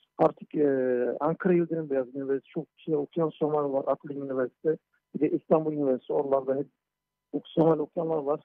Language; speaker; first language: Turkish; non-native, fluent; Somali